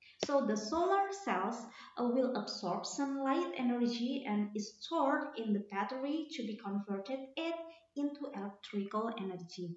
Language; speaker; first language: English; non-native, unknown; Indonesian